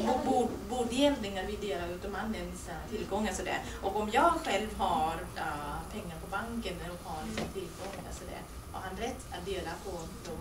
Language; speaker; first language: Swedish; non-native, fluent; Thai